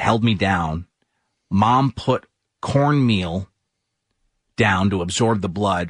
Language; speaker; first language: English; native; English